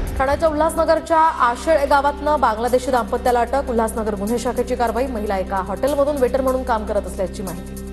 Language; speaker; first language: Marathi; native; Marathi